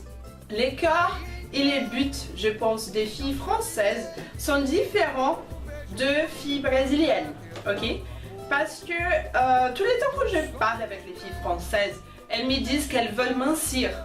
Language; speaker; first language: French; non-native, fluent; Portuguese